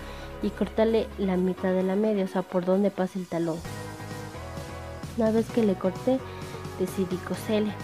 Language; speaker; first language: Spanish; native; Spanish